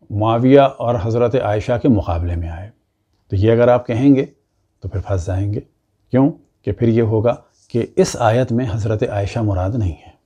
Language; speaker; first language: Urdu; native; Urdu